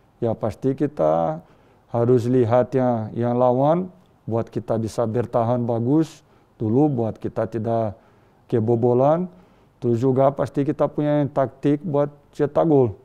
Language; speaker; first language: Indonesian; non-native, learner; Portuguese